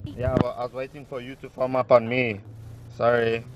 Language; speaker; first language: English; native; English